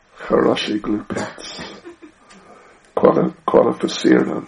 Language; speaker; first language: Russian; non-native, learner; English